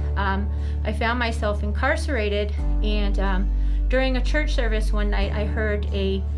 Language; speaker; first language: English; native; English